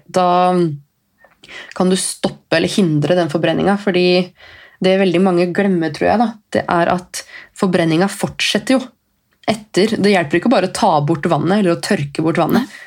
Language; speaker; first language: Norwegian; native; Norwegian